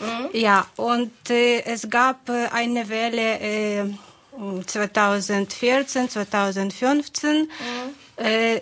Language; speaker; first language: German; non-native, fluent; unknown